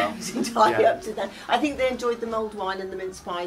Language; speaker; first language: English; native; English